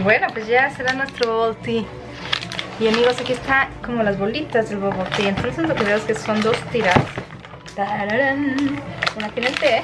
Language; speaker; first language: Spanish; native; Spanish